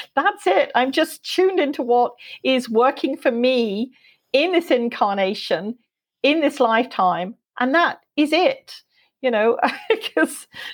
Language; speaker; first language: English; native; English